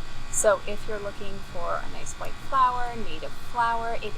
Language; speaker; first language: English; native; English